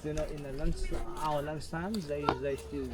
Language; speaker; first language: English; non-native, learner; Vietnamese